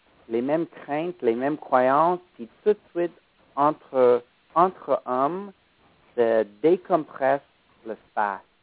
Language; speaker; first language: French; non-native, fluent; English